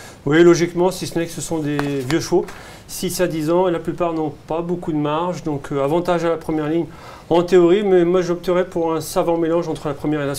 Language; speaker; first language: French; native; French